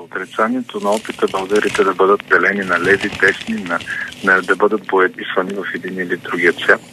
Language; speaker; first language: Bulgarian; native; Bulgarian